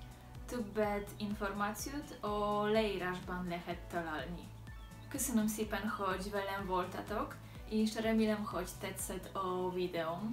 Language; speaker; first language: Hungarian; non-native, learner; Polish